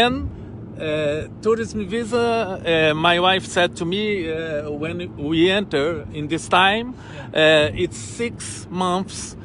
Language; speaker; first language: English; non-native, learner; Portuguese